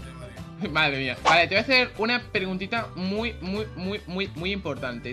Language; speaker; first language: Spanish; native; Spanish